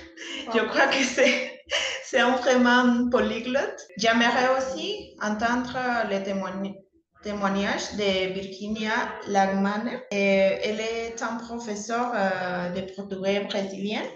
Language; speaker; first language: French; non-native, learner; Spanish